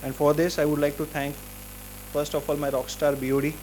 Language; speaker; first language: English; non-native, local second language; Marathi